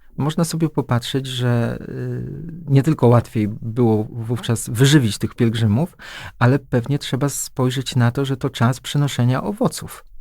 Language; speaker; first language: Polish; native; Polish